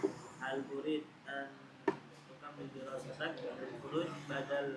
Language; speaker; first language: Arabic; non-native, learner; Indonesian